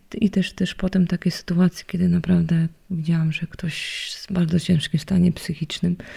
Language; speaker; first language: Polish; native; Polish